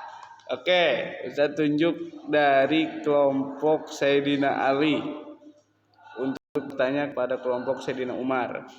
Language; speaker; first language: Indonesian; native; Indonesian